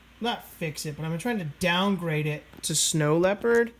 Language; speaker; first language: English; native; English